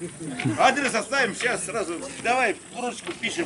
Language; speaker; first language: Russian; non-native, fluent; Lithuanian